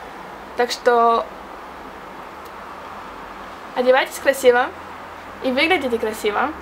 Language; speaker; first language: Russian; early bilingual, heritage; Russian